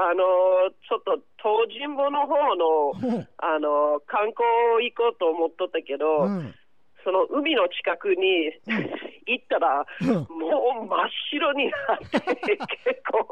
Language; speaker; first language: Japanese; non-native, fluent; English